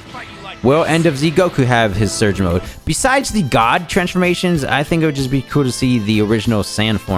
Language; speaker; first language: English; native; English